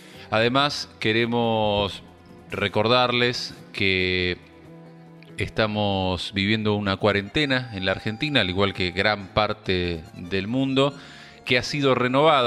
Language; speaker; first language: Spanish; native; Spanish